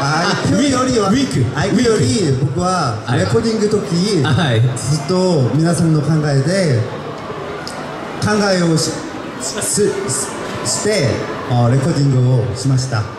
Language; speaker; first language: Japanese; non-native, learner; Korean